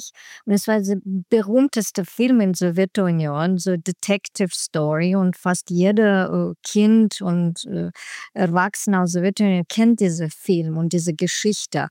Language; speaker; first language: German; non-native, learner; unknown